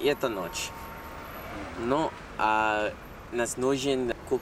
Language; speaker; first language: Russian; non-native, learner; English